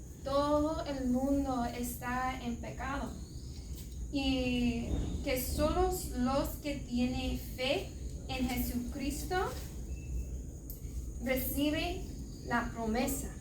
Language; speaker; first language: Spanish; non-native, learner; English